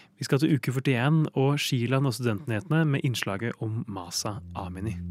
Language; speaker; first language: Norwegian; native; Norwegian